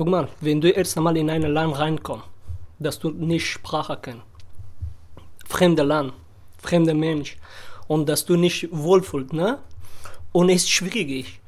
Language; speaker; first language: German; non-native, learner; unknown